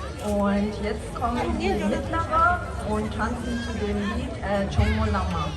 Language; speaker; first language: German; non-native, learner; Tibetan